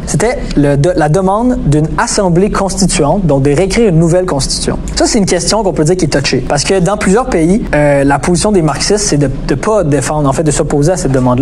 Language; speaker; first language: French; native; French